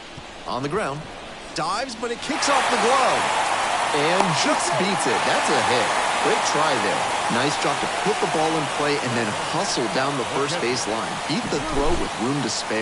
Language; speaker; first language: English; native; English